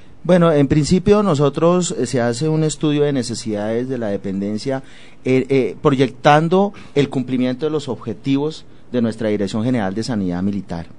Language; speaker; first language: Spanish; native; Spanish